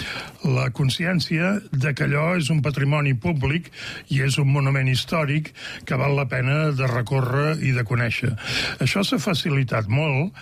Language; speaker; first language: Catalan; native; Catalan